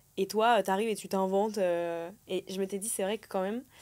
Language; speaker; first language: French; native; French